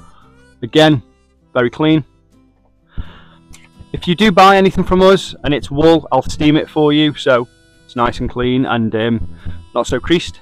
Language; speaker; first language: English; native; English